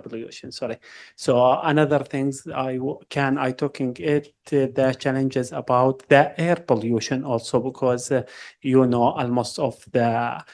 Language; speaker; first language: English; non-native, learner; Arabic